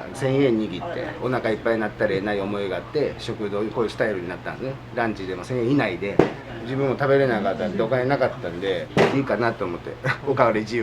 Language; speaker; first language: Japanese; native; Japanese